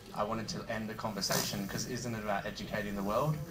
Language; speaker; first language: English; native; English